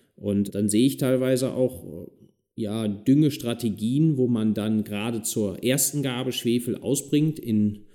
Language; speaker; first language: German; native; German